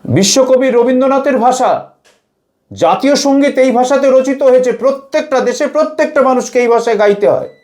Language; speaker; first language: Bangla; native; Bangla